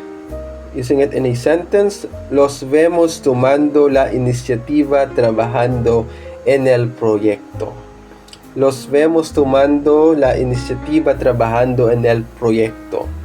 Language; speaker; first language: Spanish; non-native, learner; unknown